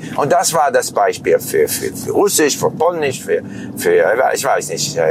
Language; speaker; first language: German; non-native, fluent; English